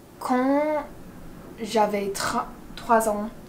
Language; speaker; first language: French; non-native, learner; English